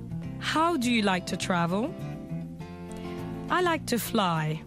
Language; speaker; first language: English; non-native, fluent; French